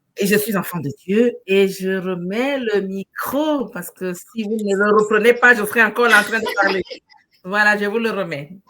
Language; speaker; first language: French; non-native, local second language; Lingala